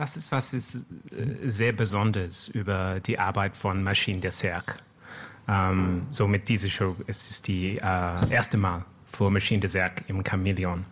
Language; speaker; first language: German; non-native, learner; English